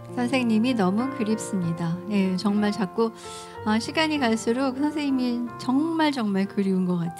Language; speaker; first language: Korean; native; Korean